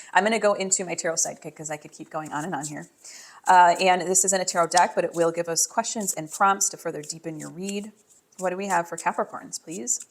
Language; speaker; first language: English; native; English